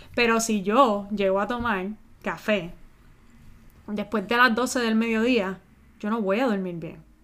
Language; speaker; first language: Spanish; early bilingual, heritage; Spanish